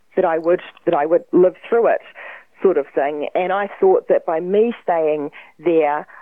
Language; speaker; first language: English; native; English